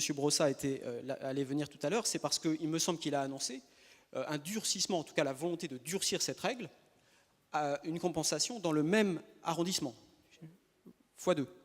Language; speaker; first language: French; native; French